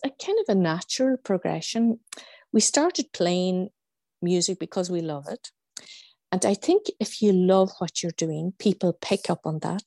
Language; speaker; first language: English; native; English